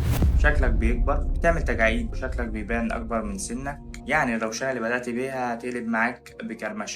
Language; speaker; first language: Arabic; native; Arabic